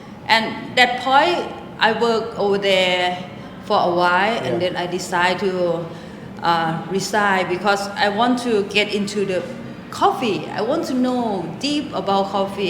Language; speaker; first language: English; non-native, local second language; Thai